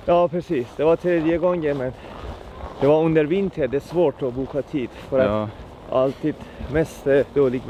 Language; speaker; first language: Swedish; non-native, learner; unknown